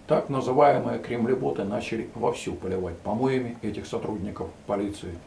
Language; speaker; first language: Russian; native; Russian